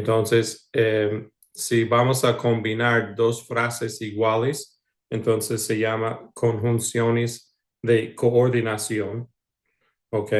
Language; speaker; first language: Spanish; non-native, fluent; English